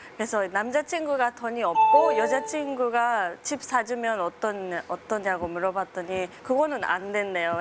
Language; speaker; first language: Korean; non-native, fluent; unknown